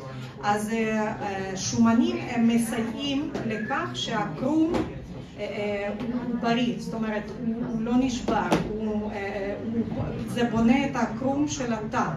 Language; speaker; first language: Hebrew; non-native, fluent; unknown